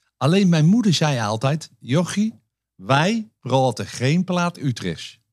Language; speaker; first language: Dutch; native; Dutch